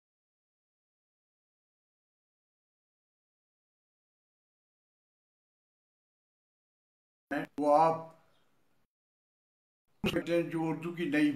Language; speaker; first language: Urdu; non-native, local second language; Kashmiri